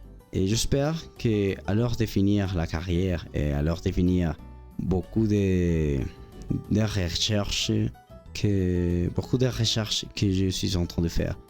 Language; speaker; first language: French; non-native, learner; Spanish